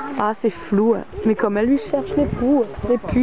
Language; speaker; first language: French; native; French